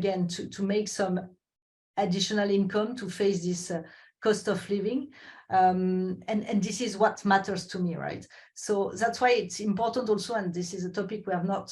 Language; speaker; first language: English; non-native, fluent; French